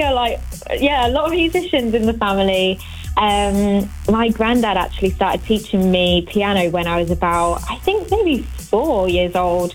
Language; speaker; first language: English; native; English